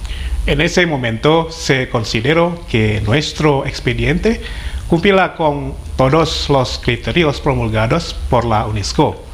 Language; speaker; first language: Spanish; non-native, fluent; Indonesian